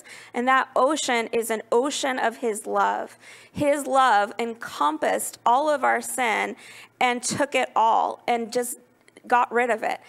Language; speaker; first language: English; native; English